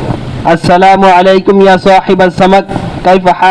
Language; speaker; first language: Arabic; non-native, learner; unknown